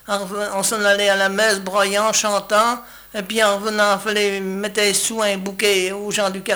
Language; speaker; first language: French; native; French